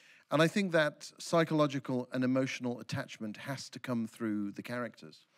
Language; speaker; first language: English; native; English